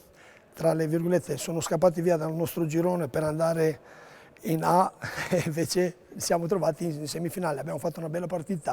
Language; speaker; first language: Italian; non-native, learner; Romanian